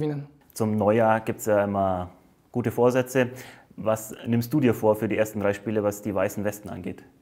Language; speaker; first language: German; native; German